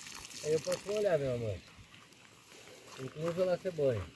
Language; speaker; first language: Spanish; native; Spanish